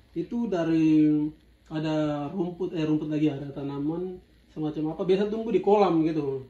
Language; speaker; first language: Indonesian; non-native, local second language; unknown